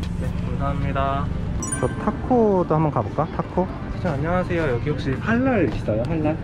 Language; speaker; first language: Korean; non-native, fluent; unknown